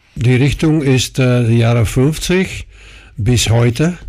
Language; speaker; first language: German; non-native, fluent; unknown